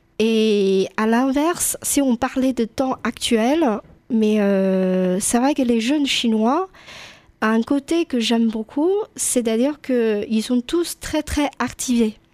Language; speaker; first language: French; non-native, fluent; Chinese